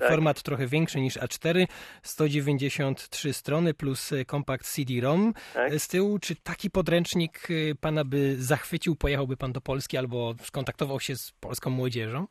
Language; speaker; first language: Polish; native; Polish